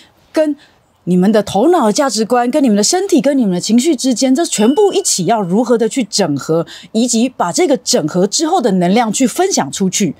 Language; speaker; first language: Chinese; native; Chinese